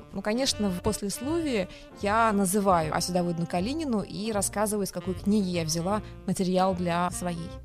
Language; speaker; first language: Russian; non-native, local second language; Tatar